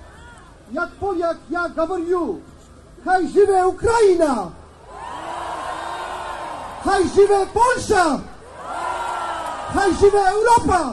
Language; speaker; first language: Ukrainian; non-native, learner; Polish